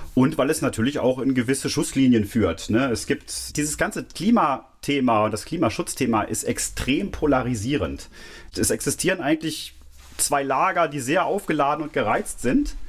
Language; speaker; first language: German; native; German